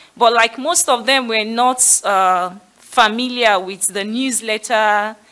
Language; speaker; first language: English; non-native, local second language; Yoruba